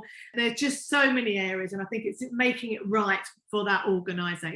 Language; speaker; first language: English; native; English